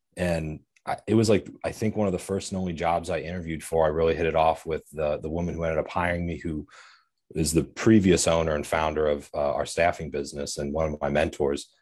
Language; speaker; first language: English; native; English